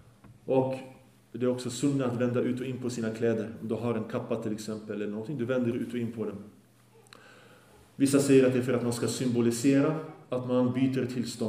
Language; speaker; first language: Swedish; early bilingual, other home language; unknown